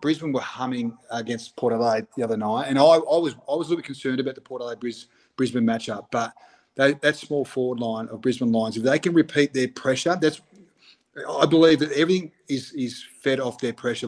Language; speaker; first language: English; native; English